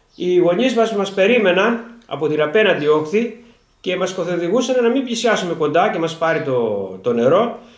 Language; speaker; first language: Greek; native; Greek